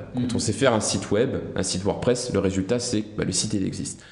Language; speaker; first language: French; native; French